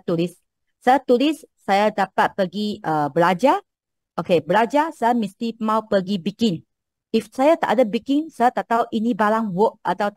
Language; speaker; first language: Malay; non-native, local second language; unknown